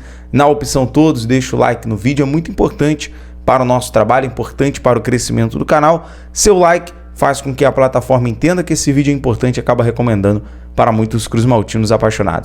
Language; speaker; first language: Portuguese; native; Portuguese